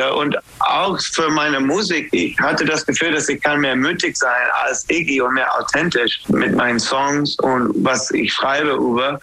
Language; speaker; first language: German; non-native, learner; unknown